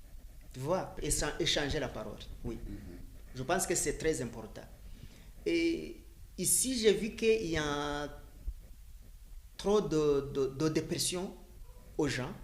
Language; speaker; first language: French; non-native, learner; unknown